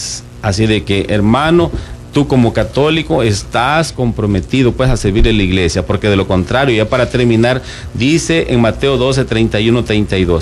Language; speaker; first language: Spanish; native; Spanish